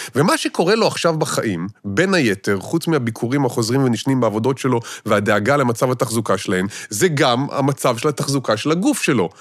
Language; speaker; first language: Hebrew; native; Hebrew